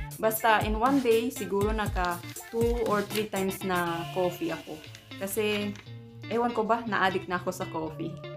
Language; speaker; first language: Filipino; non-native, local second language; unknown